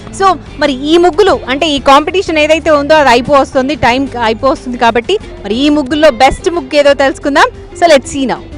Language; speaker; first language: Telugu; native; Telugu